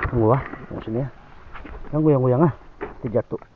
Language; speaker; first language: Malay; non-native, local second language; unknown